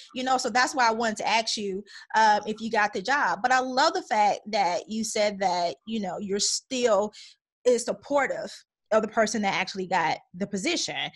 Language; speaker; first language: English; native; English